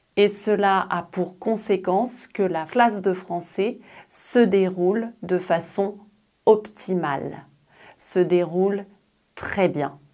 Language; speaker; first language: French; native; French